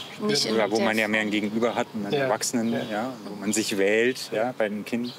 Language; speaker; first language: German; native; German